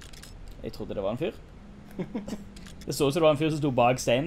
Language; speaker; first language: Norwegian; native; Norwegian